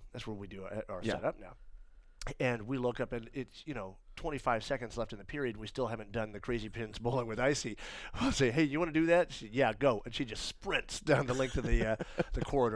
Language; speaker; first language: English; native; English